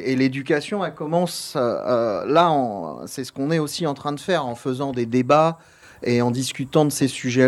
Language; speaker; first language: French; native; French